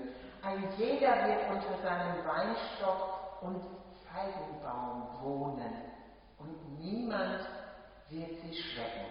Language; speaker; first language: German; native; German